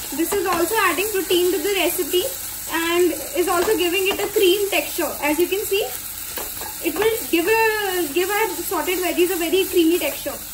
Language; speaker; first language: English; non-native, local second language; Hindi